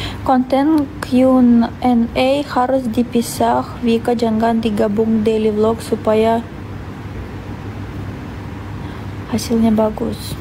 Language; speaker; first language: Indonesian; non-native, fluent; Russian